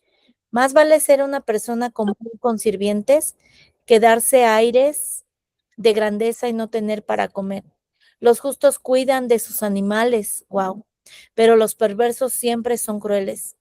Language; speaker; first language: Spanish; native; Spanish